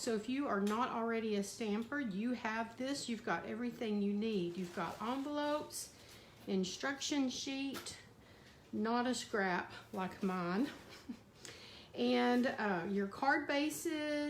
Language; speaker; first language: English; native; English